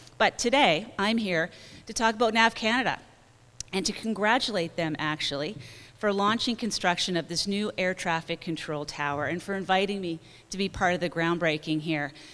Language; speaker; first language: English; native; English